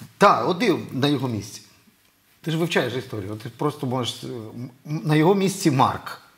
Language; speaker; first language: Ukrainian; native; Ukrainian